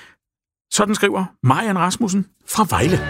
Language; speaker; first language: Danish; native; Danish